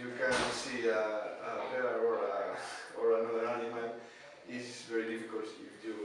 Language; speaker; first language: English; non-native, learner; Spanish